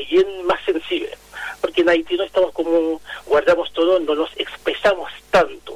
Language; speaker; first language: Spanish; non-native, fluent; Haitian Creole